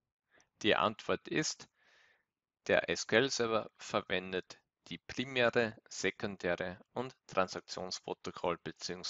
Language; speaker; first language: German; native; German